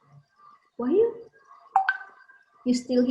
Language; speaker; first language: English; non-native, learner; Indonesian